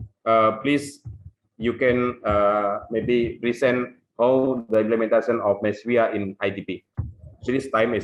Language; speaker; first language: English; non-native, local second language; Indonesian